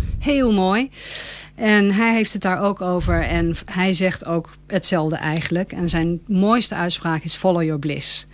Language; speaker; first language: Dutch; early bilingual, heritage; Dutch